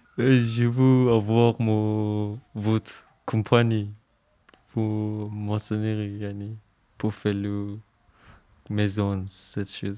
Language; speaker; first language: French; non-native, learner; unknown